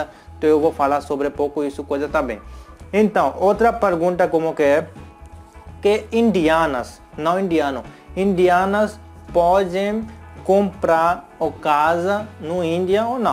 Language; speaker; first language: Portuguese; non-native, learner; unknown